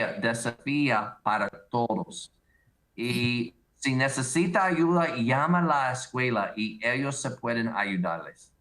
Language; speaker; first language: Spanish; non-native, learner; English